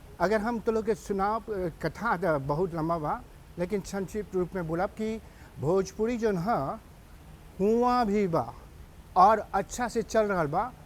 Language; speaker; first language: Bhojpuri; early bilingual, heritage; Bhojpuri